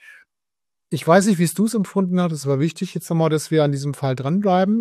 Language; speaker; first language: German; native; German